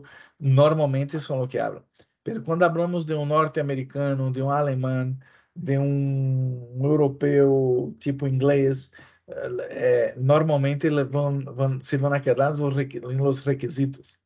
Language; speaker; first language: Spanish; non-native, fluent; Portuguese